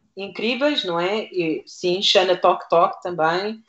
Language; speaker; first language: Portuguese; native; Portuguese